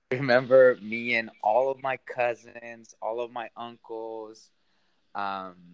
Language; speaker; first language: English; early bilingual, other home language; Spanish